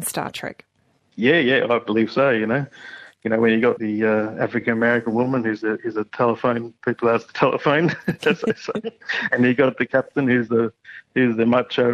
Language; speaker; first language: English; native; English